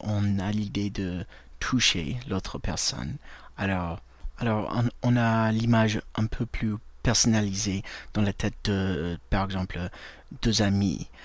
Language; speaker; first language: French; non-native, fluent; English